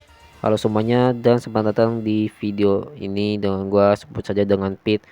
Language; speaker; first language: Indonesian; native; Indonesian